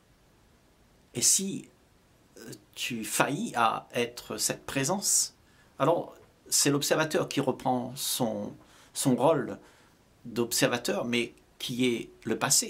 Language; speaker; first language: French; native; French